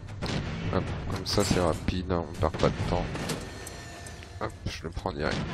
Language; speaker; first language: French; native; French